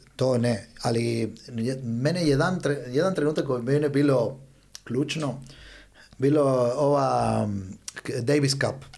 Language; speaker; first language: Bosnian; early bilingual, heritage; Spanish